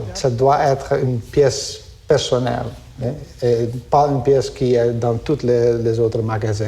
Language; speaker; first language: French; non-native, fluent; Dutch